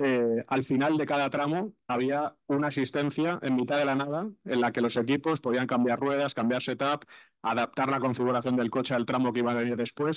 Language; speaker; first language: Spanish; native; Spanish